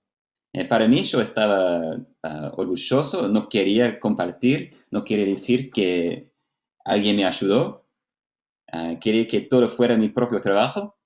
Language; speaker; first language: Spanish; non-native, fluent; Portuguese